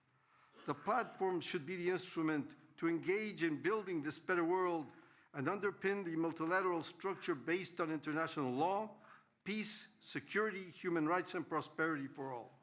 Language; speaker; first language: English; non-native, fluent; Spanish